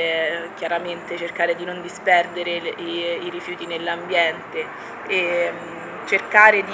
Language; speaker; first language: Italian; native; Italian